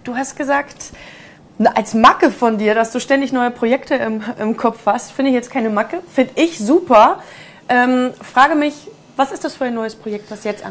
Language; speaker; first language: German; native; German